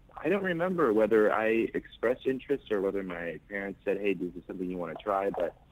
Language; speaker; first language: English; native; English